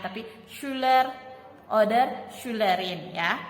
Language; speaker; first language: German; non-native, fluent; Indonesian